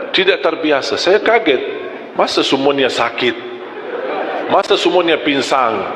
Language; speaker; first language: Malay; non-native, fluent; Arabic